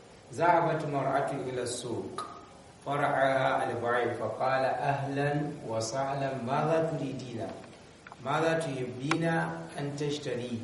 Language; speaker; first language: Arabic; non-native, fluent; Hausa